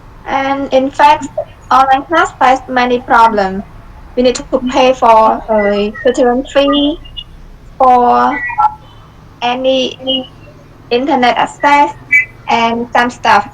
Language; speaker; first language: English; non-native, learner; Khmer